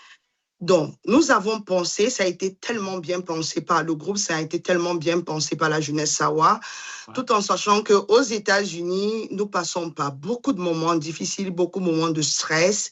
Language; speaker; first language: French; non-native, local second language; Duala